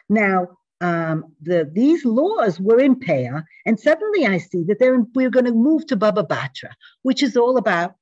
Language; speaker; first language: English; native; English